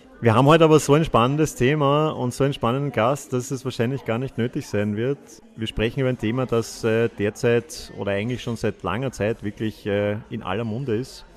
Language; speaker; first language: German; native; German